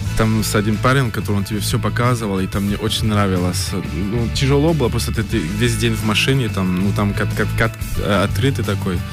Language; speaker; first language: Russian; early bilingual, heritage; Russian